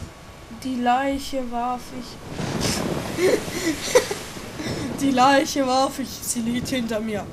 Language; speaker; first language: German; native; German